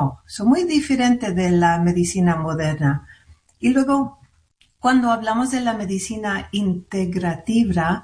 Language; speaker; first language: Spanish; early bilingual, heritage; Spanish